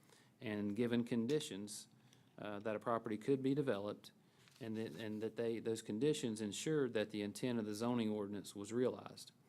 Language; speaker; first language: English; native; English